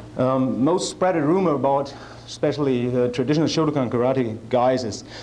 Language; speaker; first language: English; non-native, fluent; German